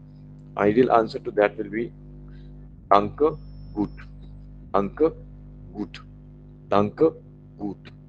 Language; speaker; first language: German; non-native, learner; Marathi